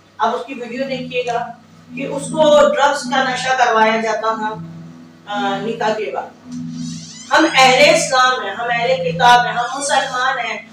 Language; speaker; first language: Urdu; native; Urdu